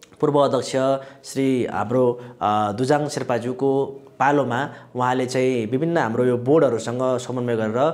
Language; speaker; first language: Nepali; non-native, local second language; Sherpa